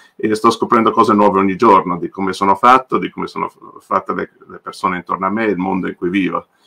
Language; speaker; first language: Italian; early bilingual, other home language; English